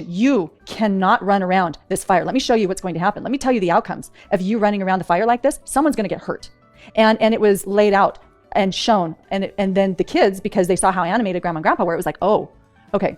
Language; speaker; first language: English; native; English